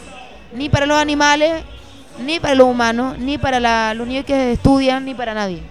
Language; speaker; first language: Spanish; early bilingual, heritage; Spanish